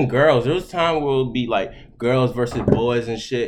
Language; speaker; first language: English; early bilingual, other home language; Haitian Creole